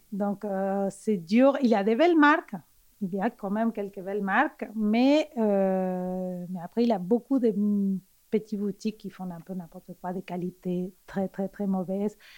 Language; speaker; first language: French; non-native, fluent; Spanish